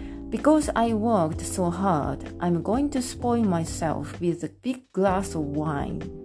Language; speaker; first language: English; non-native, fluent; Japanese